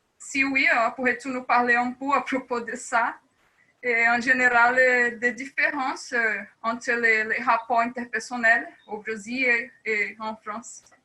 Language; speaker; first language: French; non-native, fluent; Portuguese